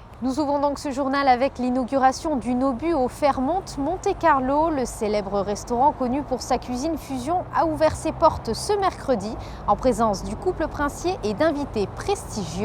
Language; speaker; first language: French; native; French